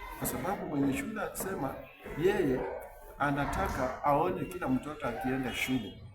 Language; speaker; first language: Swahili; non-native, local second language; Luyia